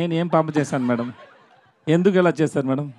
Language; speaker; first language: Telugu; non-native, learner; Tamil